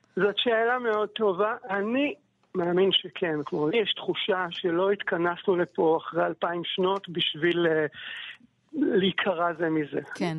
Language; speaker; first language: Hebrew; native; Hebrew